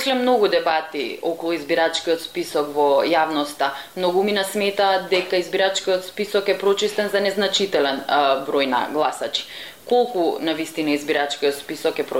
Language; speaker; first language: Macedonian; native; Macedonian